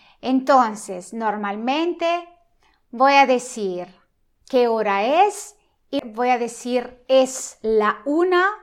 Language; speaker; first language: Spanish; non-native, fluent; Italian